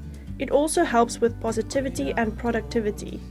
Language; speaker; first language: English; native; English